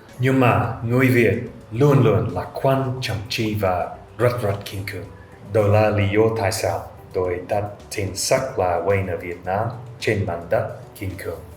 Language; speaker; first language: Vietnamese; non-native, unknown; English